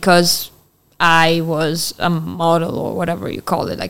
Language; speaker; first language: English; non-native, fluent; Italian